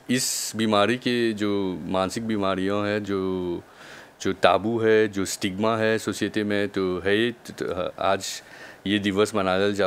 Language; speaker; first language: Hindi; non-native, local second language; Bhojpuri